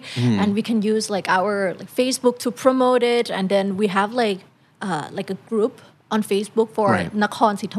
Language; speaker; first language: English; non-native, fluent; Thai